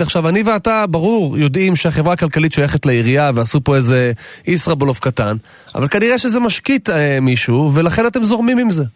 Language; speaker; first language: Hebrew; native; Hebrew